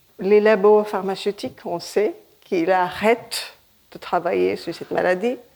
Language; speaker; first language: French; non-native, fluent; Hindi